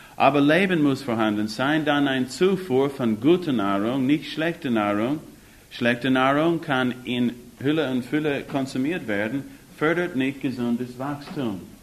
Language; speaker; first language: German; non-native, fluent; English